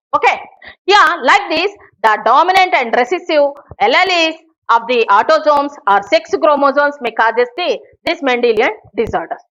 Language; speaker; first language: English; non-native, local second language; Telugu